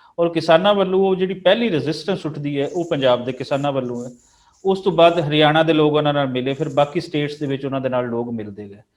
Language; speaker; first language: Punjabi; native; Punjabi